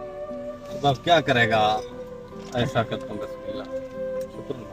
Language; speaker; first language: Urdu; non-native, local second language; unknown